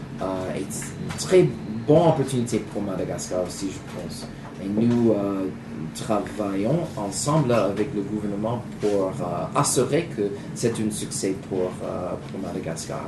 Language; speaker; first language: French; non-native, learner; English